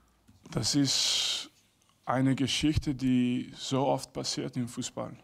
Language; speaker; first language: German; non-native, fluent; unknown